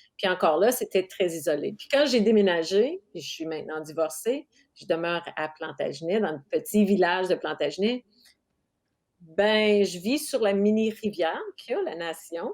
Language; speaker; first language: French; non-native, local second language; English